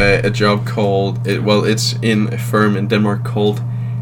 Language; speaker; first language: English; non-native, fluent; Danish